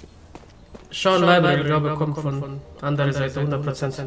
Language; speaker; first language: German; non-native, learner; Serbian